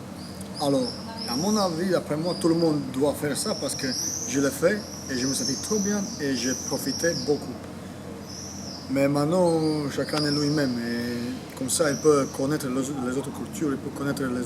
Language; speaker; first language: French; non-native, fluent; Croatian